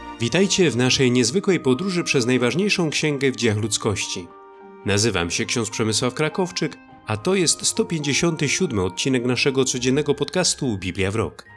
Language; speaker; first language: Polish; native; Polish